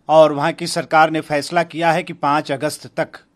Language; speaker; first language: Hindi; native; Hindi